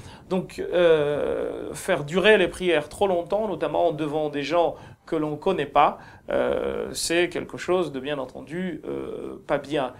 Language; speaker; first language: French; non-native, local second language; Ngazidja Comorian